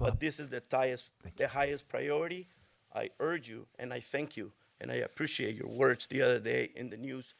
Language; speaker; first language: English; early bilingual, other home language; Spanish